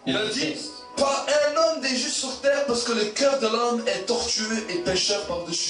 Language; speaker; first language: French; native; French